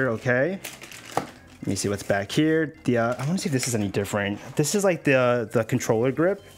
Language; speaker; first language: English; native; English